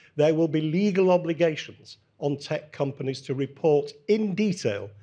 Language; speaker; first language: English; native; English